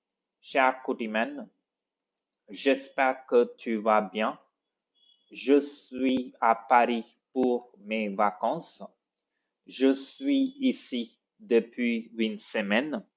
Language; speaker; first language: French; non-native, fluent; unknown